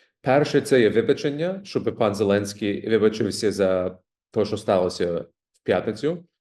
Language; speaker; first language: Ukrainian; early bilingual, heritage; Ukrainian